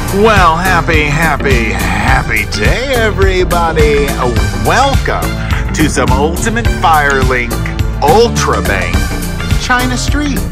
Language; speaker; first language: English; native; English